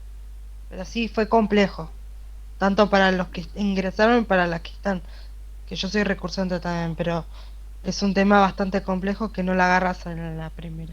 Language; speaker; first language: Spanish; native; Spanish